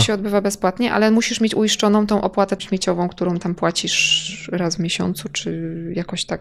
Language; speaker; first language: Polish; native; Polish